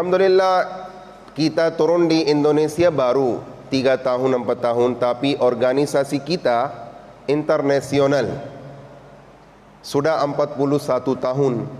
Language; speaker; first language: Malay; non-native, fluent; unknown